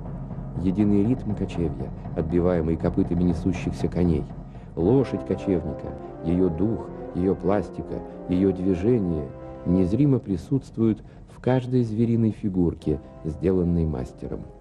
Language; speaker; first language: Russian; native; Russian